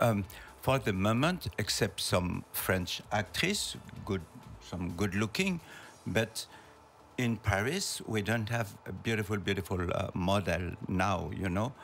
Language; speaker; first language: English; non-native, learner; French